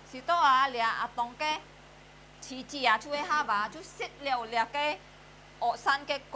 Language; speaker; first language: Chinese; early bilingual, heritage; Hakka Chinese